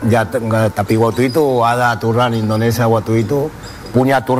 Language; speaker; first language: Indonesian; non-native, fluent; Spanish